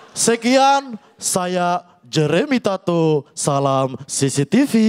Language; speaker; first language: Indonesian; native; Indonesian